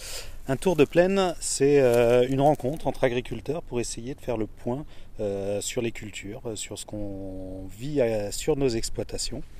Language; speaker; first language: French; native; French